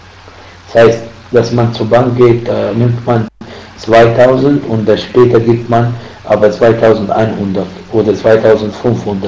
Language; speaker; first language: German; non-native, fluent; Arabic